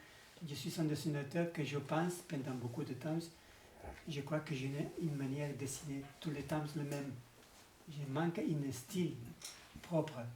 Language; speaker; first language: French; non-native, learner; Spanish